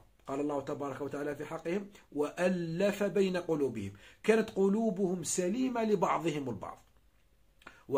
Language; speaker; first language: Arabic; native; Arabic